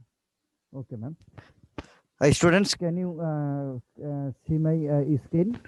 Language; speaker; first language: English; non-native, local second language; Bangla